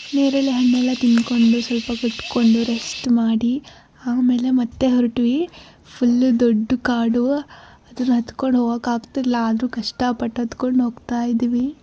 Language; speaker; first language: Kannada; native; Kannada